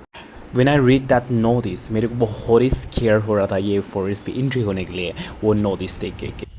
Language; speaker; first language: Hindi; non-native, local second language; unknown